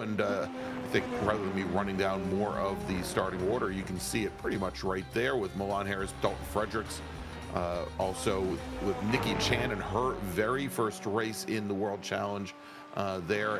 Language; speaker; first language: English; native; English